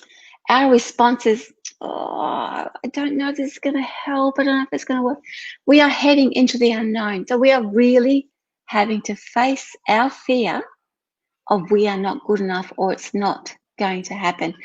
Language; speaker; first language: English; native; English